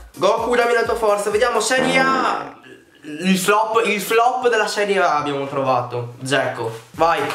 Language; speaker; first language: Italian; native; Italian